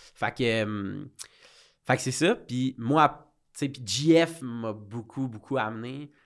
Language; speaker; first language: French; native; French